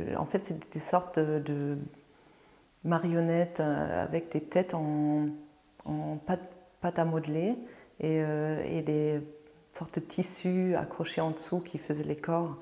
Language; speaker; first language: French; non-native, fluent; German